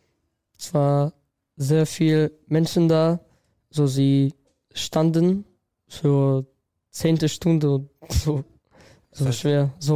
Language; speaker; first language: German; non-native, learner; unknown